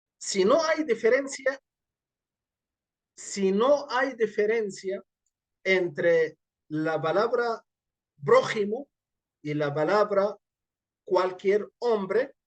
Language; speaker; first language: Spanish; non-native, fluent; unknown